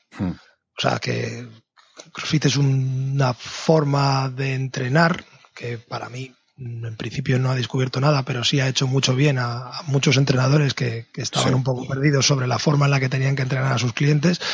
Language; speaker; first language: Spanish; native; Spanish